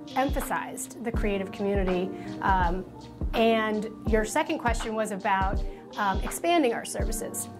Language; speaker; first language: English; native; English